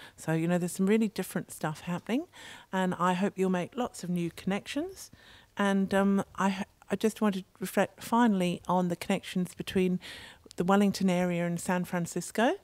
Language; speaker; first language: English; native; English